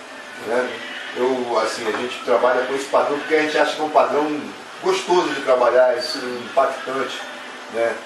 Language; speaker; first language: Portuguese; native; Portuguese